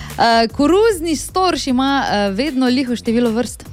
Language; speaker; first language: Slovenian; native; Slovenian